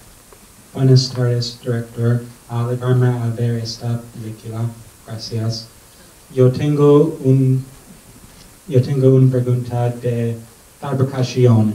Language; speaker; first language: Spanish; non-native, learner; Korean